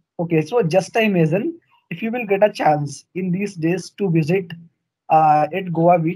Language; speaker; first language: English; non-native, learner; Hindi